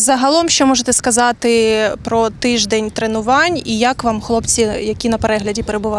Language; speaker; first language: Ukrainian; native; Ukrainian